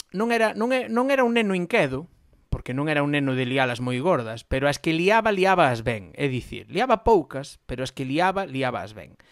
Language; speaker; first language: Galician; non-native, local second language; Spanish